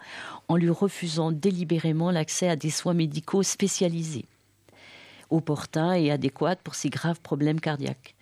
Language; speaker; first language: French; native; French